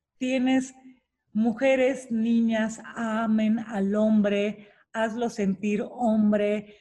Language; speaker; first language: Spanish; non-native, fluent; Romanian